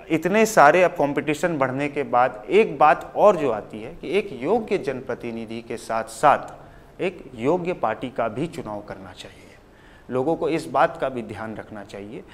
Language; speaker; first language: Hindi; native; Hindi